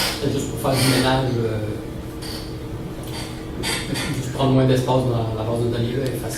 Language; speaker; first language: French; native; French